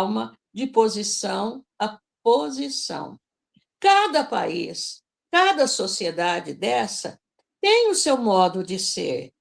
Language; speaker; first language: Portuguese; native; Portuguese